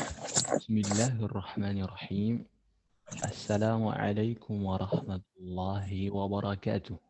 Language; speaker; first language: Arabic; non-native, fluent; Indonesian